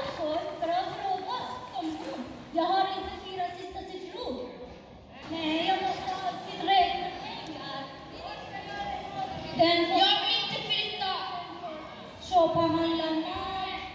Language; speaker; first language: Swedish; non-native, learner; Persian